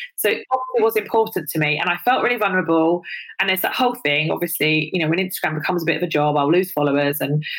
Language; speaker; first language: English; native; English